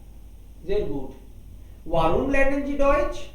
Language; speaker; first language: German; non-native, fluent; Hindi